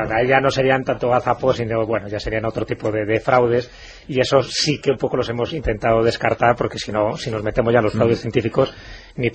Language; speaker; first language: Spanish; native; Spanish